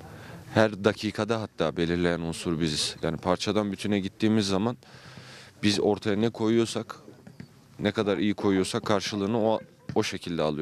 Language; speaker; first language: Turkish; native; Turkish